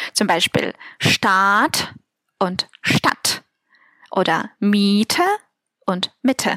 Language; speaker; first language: German; non-native, fluent; Russian